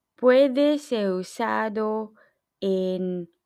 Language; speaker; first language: Spanish; non-native, learner; English